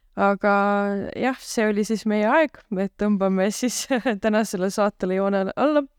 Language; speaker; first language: Estonian; native; Estonian